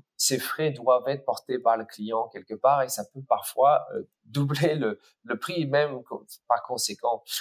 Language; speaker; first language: French; early bilingual, other home language; English